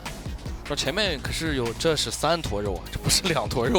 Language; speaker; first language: Chinese; native; Chinese